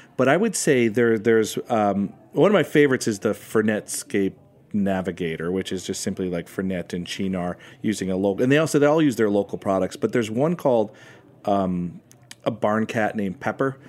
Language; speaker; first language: English; native; English